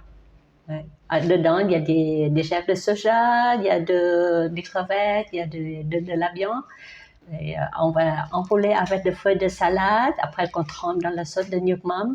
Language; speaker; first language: French; non-native, learner; Vietnamese